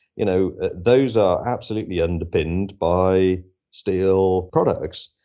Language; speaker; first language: English; native; English